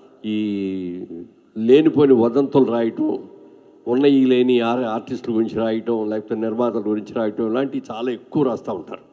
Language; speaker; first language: Telugu; native; Telugu